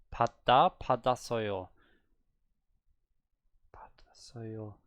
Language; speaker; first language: Korean; non-native, learner; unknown